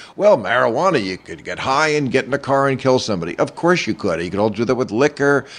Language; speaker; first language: English; native; English